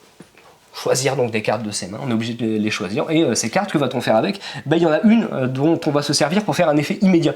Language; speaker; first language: French; native; French